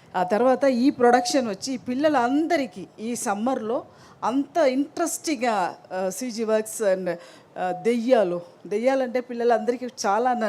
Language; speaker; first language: Telugu; non-native, learner; Tamil